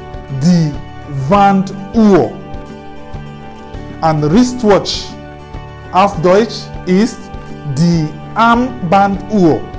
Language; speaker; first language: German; non-native, fluent; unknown